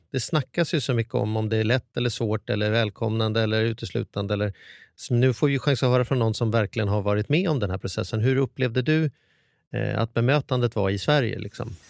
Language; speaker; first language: Swedish; native; Swedish